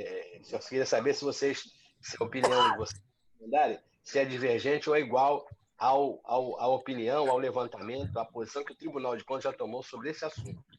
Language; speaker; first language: Portuguese; native; Portuguese